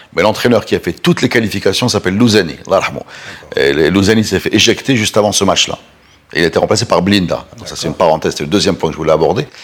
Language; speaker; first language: French; non-native, local second language; Arabic